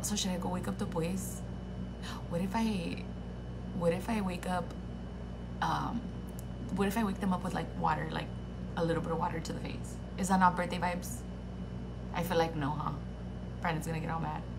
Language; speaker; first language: English; early bilingual, other home language; Spanish